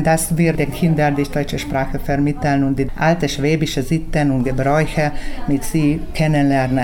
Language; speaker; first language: German; early bilingual, heritage; German